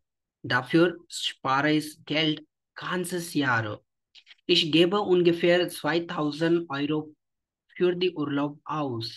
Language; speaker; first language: German; non-native, learner; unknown